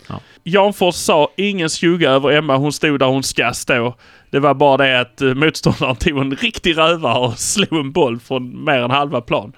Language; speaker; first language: Swedish; native; Swedish